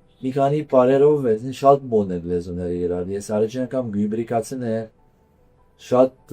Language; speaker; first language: Armenian; early bilingual, heritage; Armenian